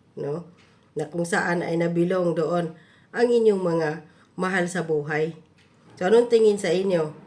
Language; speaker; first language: Filipino; non-native, local second language; Cebuano